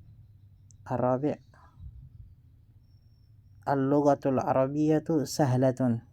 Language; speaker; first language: Arabic; non-native, learner; Indonesian